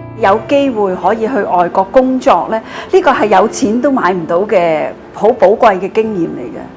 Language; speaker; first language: Cantonese; native; Cantonese